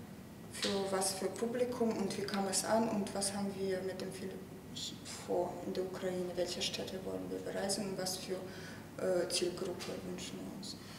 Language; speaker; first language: German; non-native, fluent; Russian